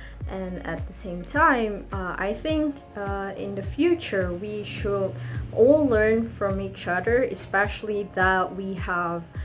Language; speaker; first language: English; non-native, fluent; Indonesian